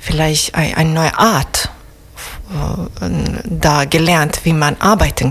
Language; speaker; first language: German; non-native, fluent; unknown